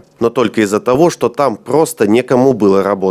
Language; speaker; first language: Russian; native; Russian